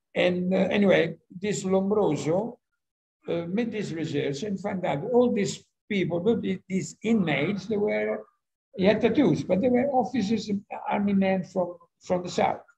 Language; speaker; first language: English; non-native, fluent; Italian